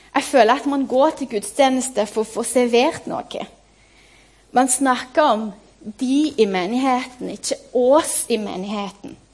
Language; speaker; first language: Norwegian; non-native, fluent; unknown